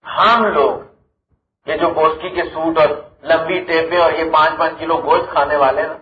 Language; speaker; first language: Urdu; non-native, local second language; Punjabi